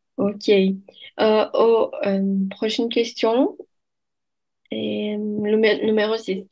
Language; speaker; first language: French; non-native, fluent; Portuguese